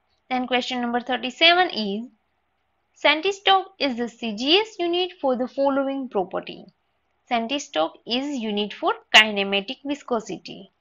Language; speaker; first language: English; non-native, local second language; Gujarati